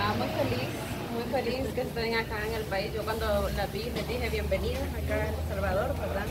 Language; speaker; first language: Spanish; native; Spanish